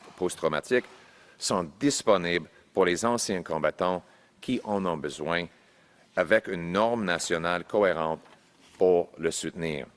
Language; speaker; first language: French; non-native, local second language; English